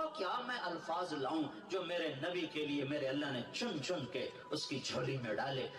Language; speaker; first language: Urdu; non-native, local second language; Punjabi